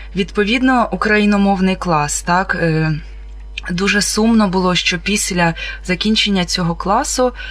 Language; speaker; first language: Ukrainian; non-native, local second language; Russian